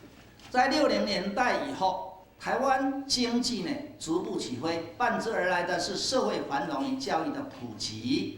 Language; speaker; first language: Chinese; native; Chinese